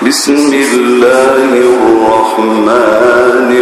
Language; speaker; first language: Arabic; native; Arabic